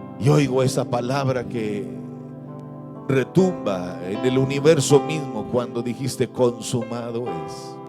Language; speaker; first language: Spanish; native; Spanish